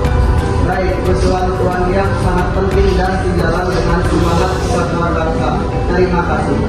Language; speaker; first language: Indonesian; native; Indonesian